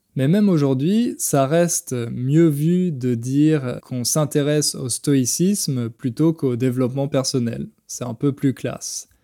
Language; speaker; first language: French; native; French